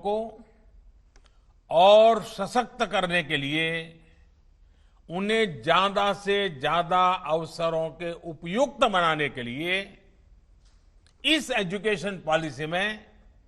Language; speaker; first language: Hindi; non-native, local second language; Gujarati